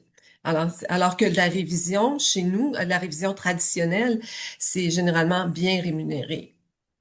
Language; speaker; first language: French; native; French